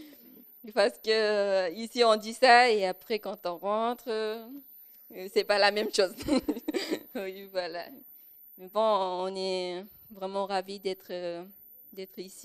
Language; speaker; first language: French; non-native, local second language; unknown